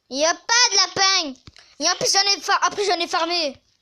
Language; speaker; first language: French; native; French